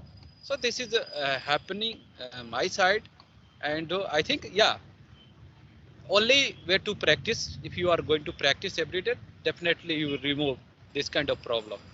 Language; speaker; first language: English; non-native, learner; Hindi